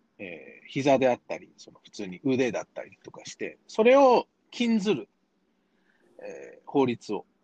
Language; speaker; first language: Japanese; early bilingual, heritage; Japanese